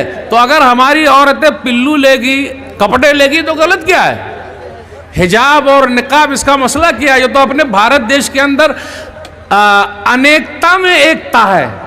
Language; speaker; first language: Hindi; native; Hindi